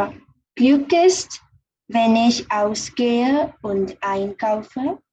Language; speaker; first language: German; non-native, learner; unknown